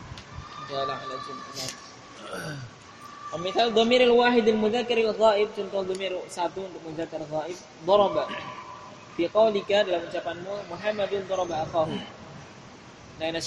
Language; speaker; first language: Arabic; non-native, fluent; Indonesian